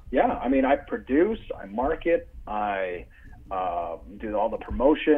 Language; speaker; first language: English; native; English